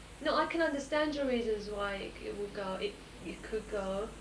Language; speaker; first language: English; early bilingual, other home language; Greek